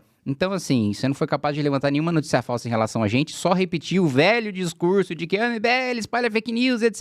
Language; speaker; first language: Portuguese; native; Portuguese